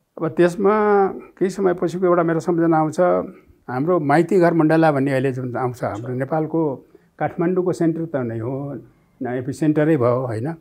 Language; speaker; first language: Nepali; native; Nepali